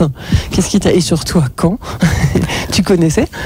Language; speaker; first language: French; native; French